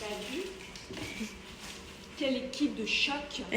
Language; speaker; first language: French; native; French